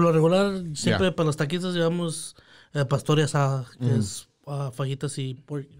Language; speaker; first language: Spanish; native; Spanish